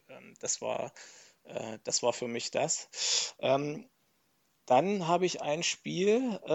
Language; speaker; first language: German; native; German